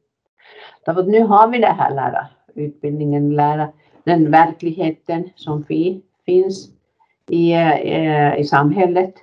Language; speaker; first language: Swedish; non-native, fluent; Finnish